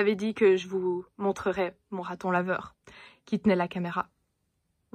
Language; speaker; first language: French; native; French